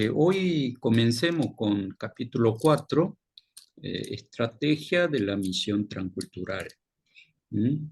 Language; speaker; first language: Spanish; non-native, fluent; Korean